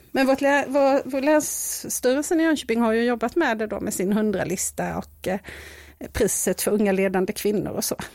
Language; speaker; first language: Swedish; native; Swedish